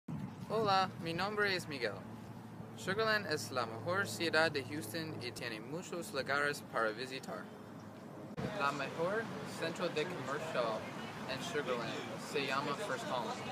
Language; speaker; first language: Spanish; non-native, learner; English